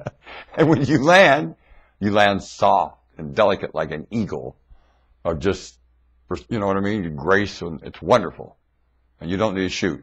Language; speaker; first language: English; native; English